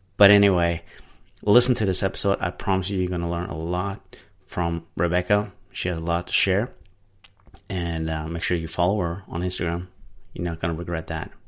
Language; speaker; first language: English; non-native, fluent; Norwegian